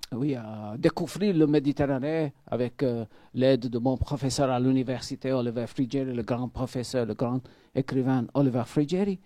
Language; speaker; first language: French; non-native, fluent; Maltese